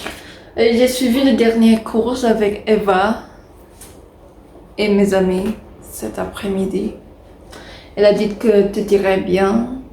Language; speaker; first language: French; non-native, learner; Indonesian